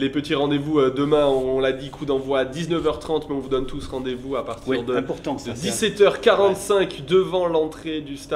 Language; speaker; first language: French; native; French